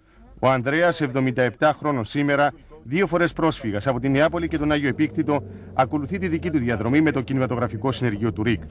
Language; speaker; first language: Greek; native; Greek